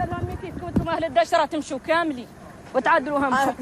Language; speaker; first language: Arabic; native; Arabic